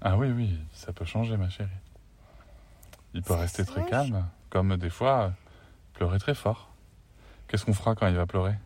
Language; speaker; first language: French; native; French